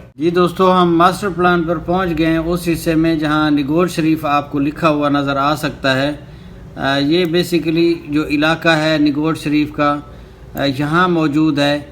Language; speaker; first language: Urdu; non-native, local second language; Baluchi